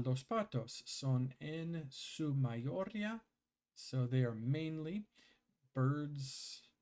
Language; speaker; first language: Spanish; non-native, learner; English